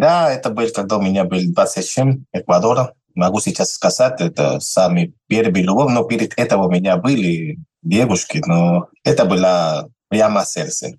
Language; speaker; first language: Russian; non-native, learner; Spanish